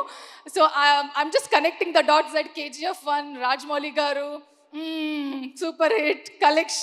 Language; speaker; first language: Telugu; non-native, learner; Kannada